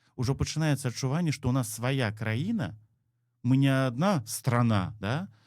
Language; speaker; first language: Belarusian; native; Belarusian